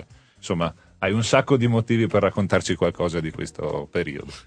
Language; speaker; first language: Italian; native; Italian